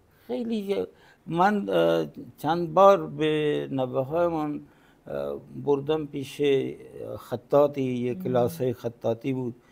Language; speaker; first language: Persian; non-native, fluent; Punjabi